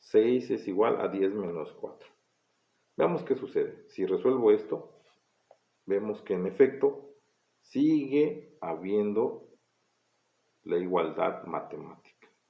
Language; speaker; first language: Spanish; native; Spanish